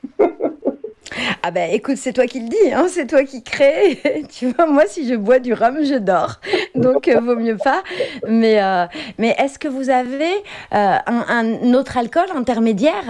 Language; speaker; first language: French; native; French